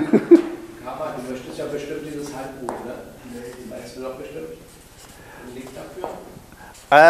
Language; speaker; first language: German; native; German